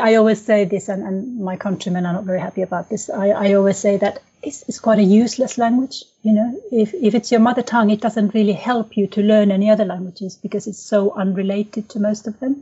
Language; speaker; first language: English; non-native, fluent; Finnish